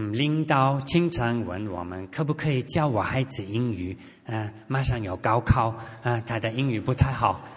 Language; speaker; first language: Chinese; non-native, fluent; German